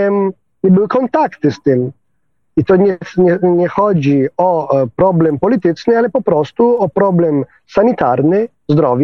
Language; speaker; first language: Polish; non-native, fluent; Italian